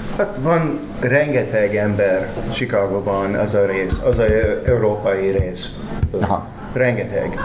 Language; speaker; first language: Hungarian; non-native, learner; English